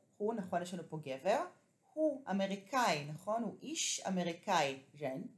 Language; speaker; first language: Hebrew; native; Hebrew